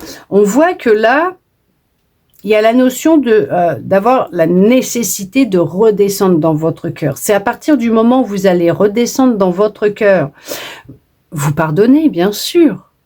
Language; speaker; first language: French; native; French